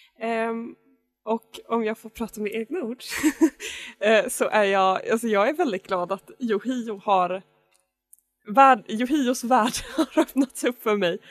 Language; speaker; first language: Swedish; native; Swedish